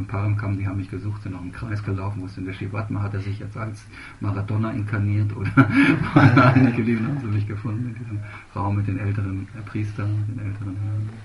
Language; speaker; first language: German; native; German